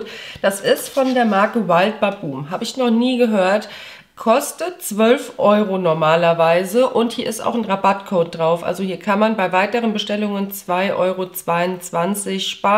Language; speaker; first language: German; native; German